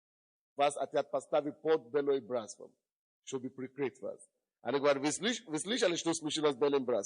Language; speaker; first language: Russian; non-native, fluent; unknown